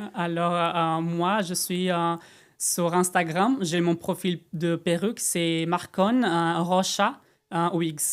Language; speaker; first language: French; non-native, fluent; Portuguese